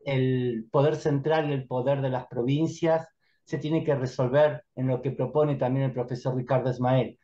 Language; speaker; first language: Spanish; native; Spanish